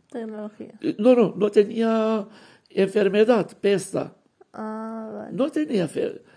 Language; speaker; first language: Spanish; non-native, fluent; Romanian